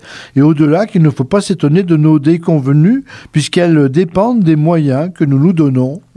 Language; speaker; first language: French; native; French